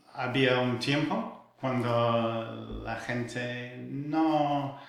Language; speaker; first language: Spanish; non-native, fluent; English